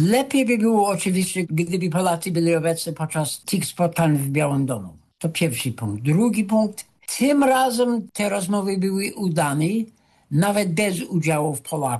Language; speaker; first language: Polish; non-native, fluent; English